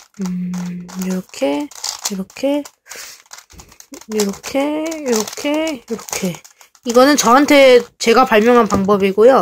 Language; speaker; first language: Korean; native; Korean